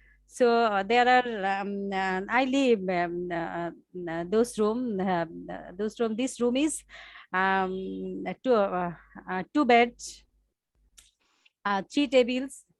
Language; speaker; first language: English; non-native, learner; Bangla